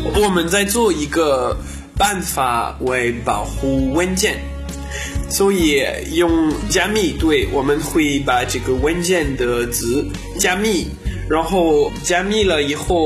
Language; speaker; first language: Chinese; non-native, learner; French